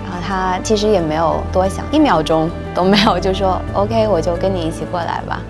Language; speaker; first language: Chinese; non-native, local second language; Cantonese